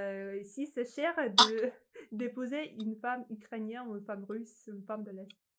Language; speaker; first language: French; non-native, fluent; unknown